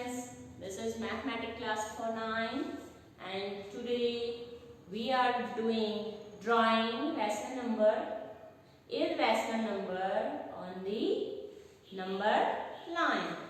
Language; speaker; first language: English; non-native, local second language; Hindi